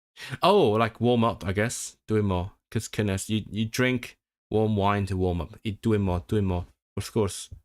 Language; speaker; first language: Welsh; non-native, learner; Cantonese